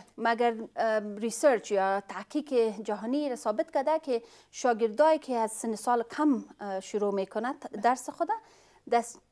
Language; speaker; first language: Persian; non-native, fluent; Pashto